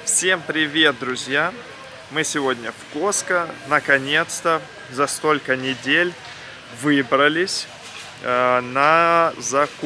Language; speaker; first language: Russian; native; Russian